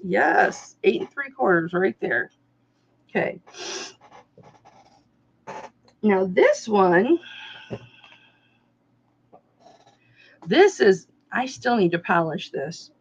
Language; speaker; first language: English; native; English